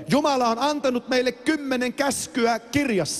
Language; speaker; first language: Finnish; native; Finnish